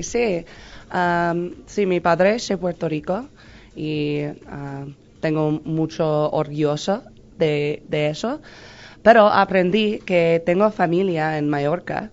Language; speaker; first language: Spanish; non-native, learner; English